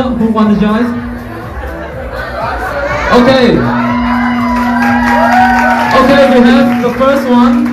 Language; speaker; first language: English; non-native, fluent; Vietnamese